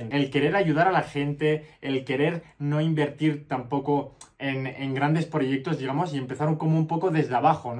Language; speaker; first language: Spanish; native; Spanish